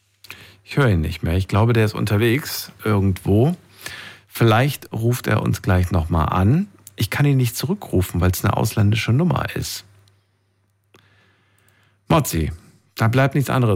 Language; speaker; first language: German; native; German